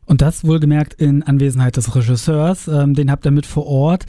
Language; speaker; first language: German; native; German